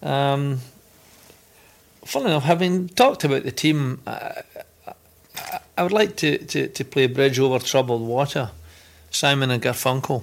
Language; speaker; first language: English; native; English